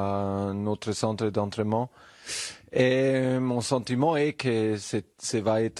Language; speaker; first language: French; non-native, learner; German